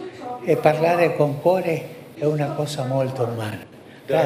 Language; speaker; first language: Italian; non-native, fluent; Spanish